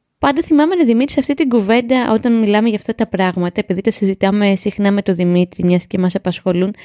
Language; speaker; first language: Greek; native; Greek